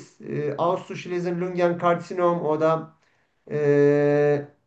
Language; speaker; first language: German; non-native, learner; Turkish